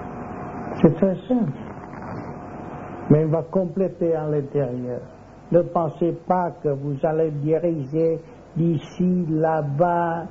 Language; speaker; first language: French; non-native, learner; Vietnamese